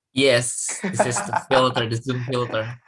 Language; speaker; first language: English; non-native, learner; Indonesian